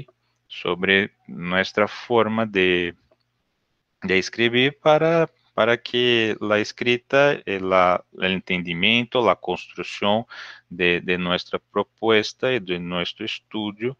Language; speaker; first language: Spanish; non-native, learner; Portuguese